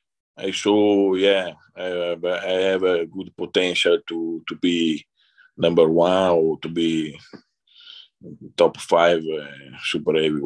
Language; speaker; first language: English; non-native, learner; Italian